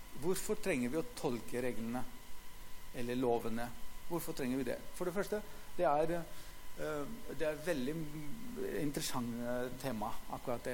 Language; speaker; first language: Norwegian; non-native, fluent; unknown